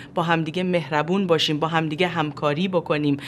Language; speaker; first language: Persian; native; Persian